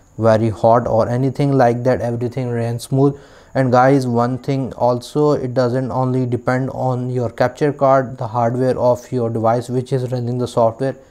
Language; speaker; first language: English; non-native, local second language; Urdu